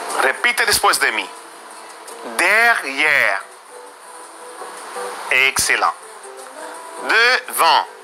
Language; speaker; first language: French; non-native, learner; Spanish